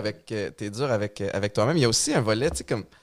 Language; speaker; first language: French; native; French